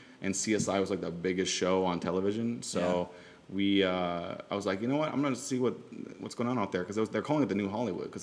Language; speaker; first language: English; native; English